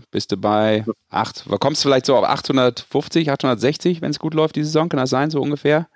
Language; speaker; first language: German; native; German